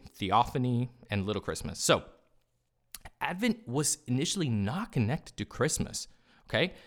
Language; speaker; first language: English; early bilingual, other home language; Spanish